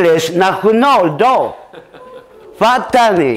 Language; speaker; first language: Swedish; early bilingual, other home language; Spanish